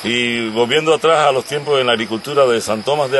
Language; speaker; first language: Spanish; native; Spanish